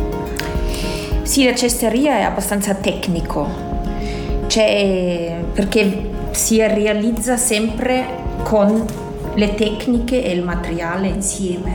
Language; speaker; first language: Italian; non-native, fluent; German